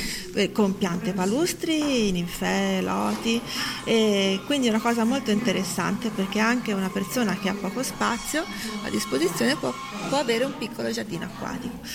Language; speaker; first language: Italian; native; Italian